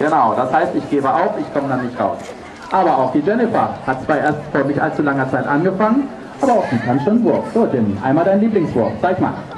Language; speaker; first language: German; native; German